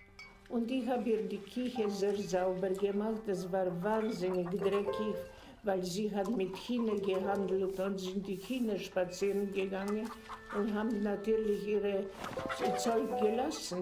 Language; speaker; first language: German; non-native, fluent; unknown